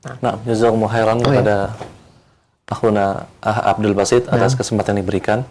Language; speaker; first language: Indonesian; native; Indonesian